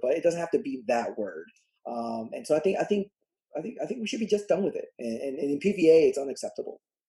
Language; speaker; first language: English; early bilingual, other home language; Spanish